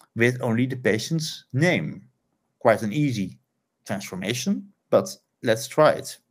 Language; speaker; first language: English; non-native, fluent; Dutch